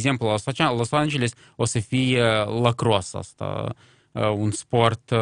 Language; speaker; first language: Romanian; non-native, local second language; Russian